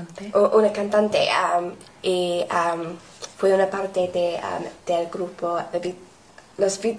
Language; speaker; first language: Spanish; non-native, learner; English